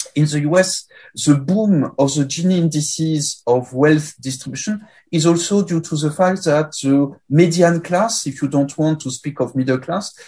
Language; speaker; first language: English; non-native, fluent; French